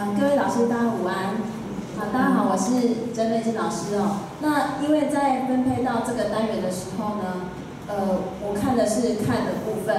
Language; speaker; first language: Chinese; native; Chinese